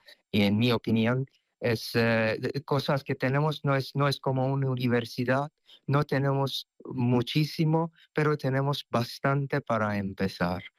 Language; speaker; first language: Spanish; non-native, fluent; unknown